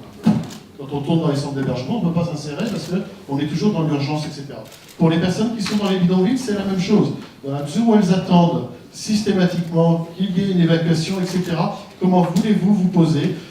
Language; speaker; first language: French; native; French